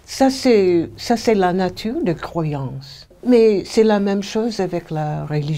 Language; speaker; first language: French; non-native, fluent; English